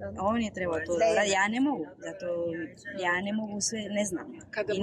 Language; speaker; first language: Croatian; non-native, learner; Spanish